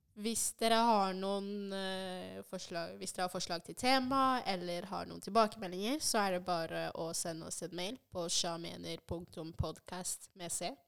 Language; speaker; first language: Norwegian; early bilingual, other home language; Swahili